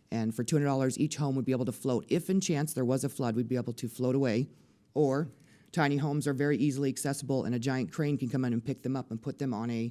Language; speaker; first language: English; native; English